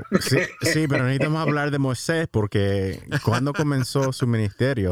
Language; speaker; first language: Spanish; early bilingual, heritage; Spanish